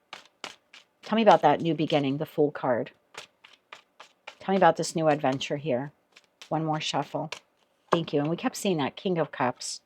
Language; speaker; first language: English; native; English